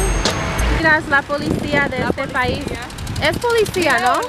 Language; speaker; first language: Spanish; non-native, learner; English